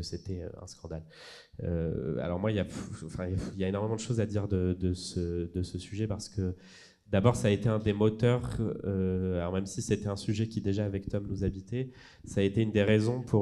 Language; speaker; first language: French; native; French